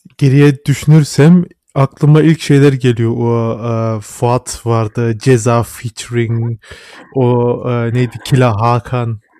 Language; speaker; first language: Turkish; early bilingual, heritage; Turkish